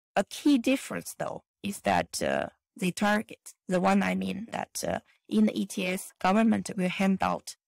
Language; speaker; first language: English; non-native, fluent; Chinese